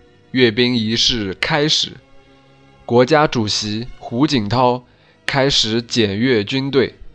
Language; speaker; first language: Chinese; native; Chinese